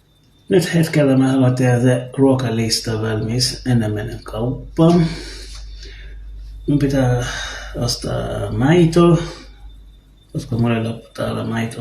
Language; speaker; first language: Finnish; non-native, learner; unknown